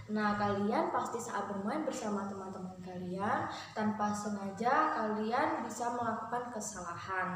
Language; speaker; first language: Indonesian; native; Indonesian